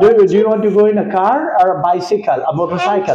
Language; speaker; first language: English; non-native, local second language; Pashto